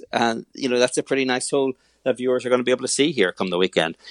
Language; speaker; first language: English; native; English